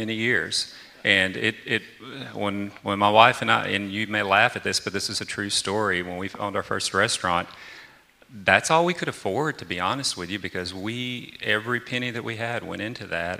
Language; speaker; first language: English; native; English